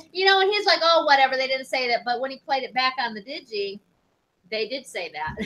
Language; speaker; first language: English; native; English